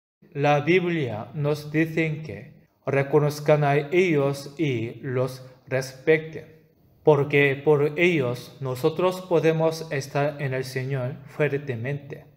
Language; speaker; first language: Spanish; non-native, fluent; Korean